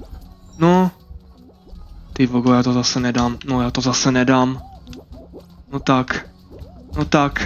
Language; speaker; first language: Czech; native; Czech